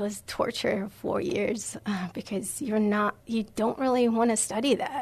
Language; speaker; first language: English; non-native, fluent; Persian